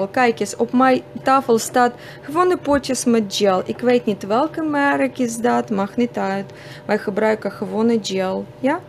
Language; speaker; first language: Dutch; non-native, fluent; Russian